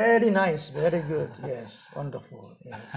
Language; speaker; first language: English; non-native, learner; Japanese